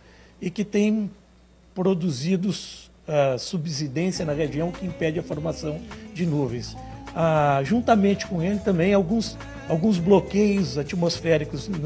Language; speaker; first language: Portuguese; native; Portuguese